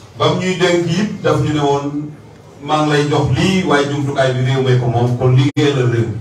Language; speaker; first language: Wolof; non-native, local second language; Serer